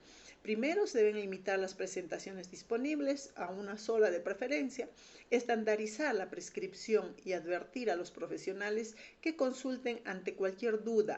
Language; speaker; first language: Spanish; native; Spanish